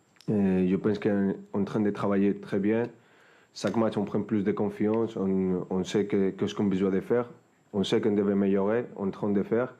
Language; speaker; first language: French; non-native, fluent; Spanish